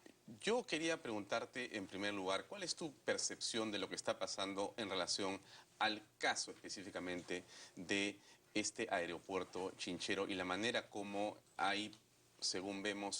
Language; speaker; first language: Spanish; native; Spanish